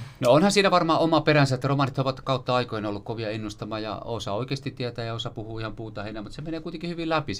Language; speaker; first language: Finnish; native; Finnish